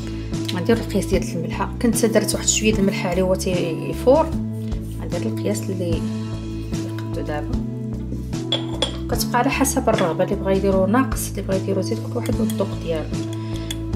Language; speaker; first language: Arabic; native; Arabic